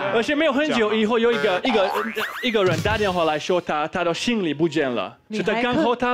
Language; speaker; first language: Chinese; non-native, fluent; Slovak